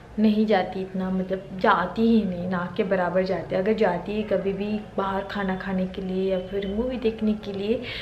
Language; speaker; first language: Hindi; non-native, local second language; Marathi